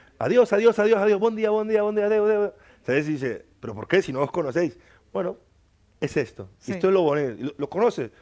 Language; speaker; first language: Spanish; native; Spanish